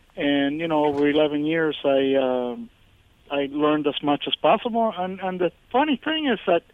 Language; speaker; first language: English; early bilingual, other home language; Spanish